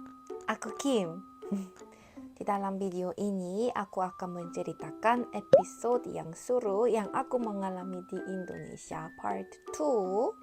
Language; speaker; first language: Indonesian; non-native, learner; Korean